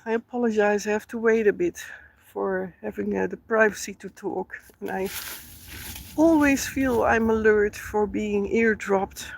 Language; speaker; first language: English; non-native, fluent; Dutch